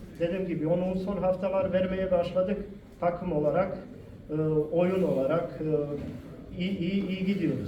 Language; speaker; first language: Turkish; non-native, fluent; Bosnian